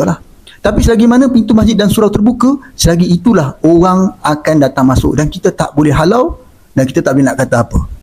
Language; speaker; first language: Malay; native; Malay